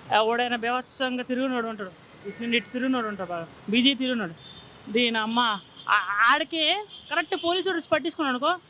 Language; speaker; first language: Telugu; native; Telugu